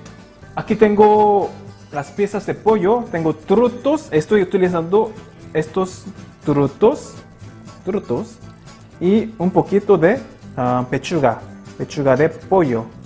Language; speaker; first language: Spanish; non-native, local second language; Korean